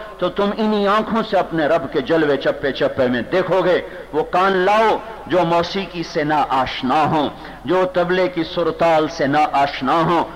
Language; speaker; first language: Urdu; non-native, local second language; Punjabi